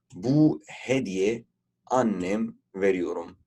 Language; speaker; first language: Turkish; non-native, fluent; Urdu